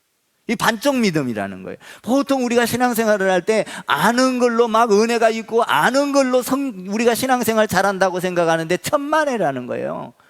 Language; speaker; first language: Korean; native; Korean